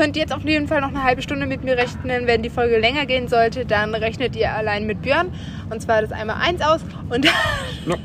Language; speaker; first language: German; native; German